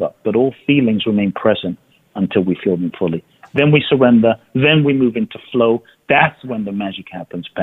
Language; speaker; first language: English; native; English